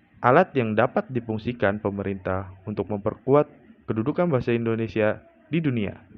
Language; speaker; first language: Indonesian; native; Indonesian